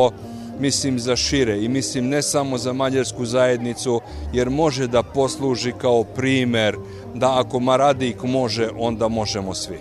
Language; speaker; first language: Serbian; non-native, local second language; Hungarian